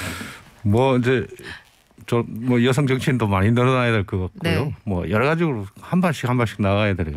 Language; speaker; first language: Korean; native; Korean